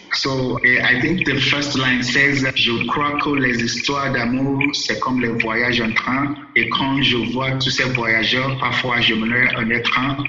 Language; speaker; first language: French; non-native, fluent; Yoruba